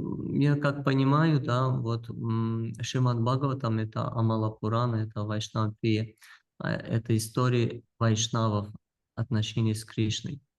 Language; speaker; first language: Russian; non-native, fluent; Georgian